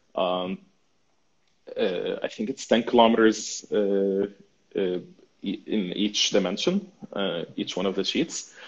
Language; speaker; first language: English; non-native, fluent; Arabic